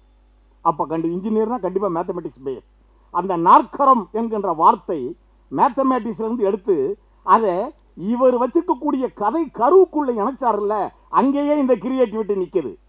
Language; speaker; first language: Tamil; native; Tamil